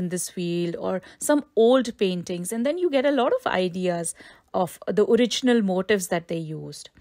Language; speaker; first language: English; non-native, local second language; Hindi